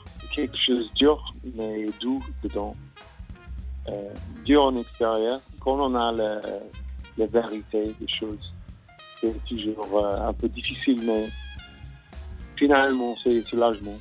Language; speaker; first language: French; non-native, fluent; English